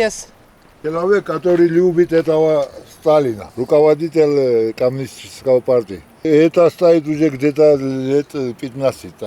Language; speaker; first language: Russian; non-native, fluent; Georgian